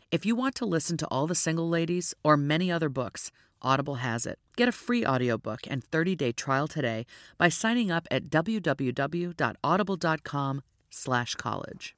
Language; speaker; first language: English; native; English